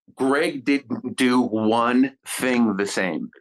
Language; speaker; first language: English; native; English